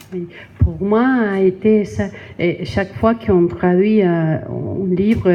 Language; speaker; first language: French; non-native, learner; Spanish